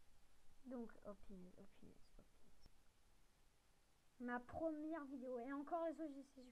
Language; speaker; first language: French; native; French